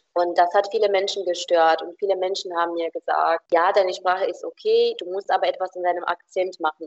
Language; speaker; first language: German; non-native, fluent; Romanian